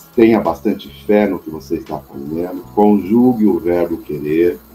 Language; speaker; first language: Portuguese; native; Portuguese